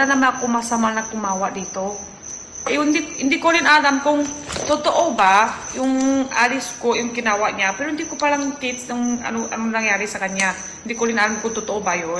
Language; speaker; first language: Filipino; non-native, learner; Chinese